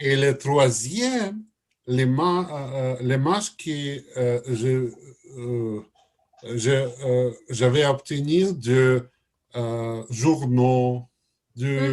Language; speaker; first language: French; non-native, learner; Russian